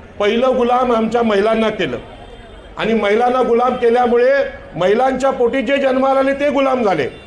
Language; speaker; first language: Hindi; non-native, local second language; Marathi